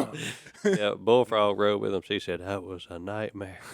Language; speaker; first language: English; native; English